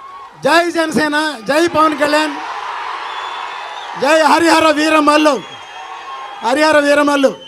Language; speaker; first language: Telugu; native; Telugu